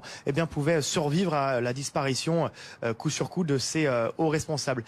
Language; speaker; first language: French; native; French